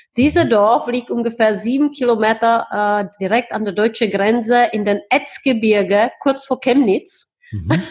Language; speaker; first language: German; non-native, fluent; Czech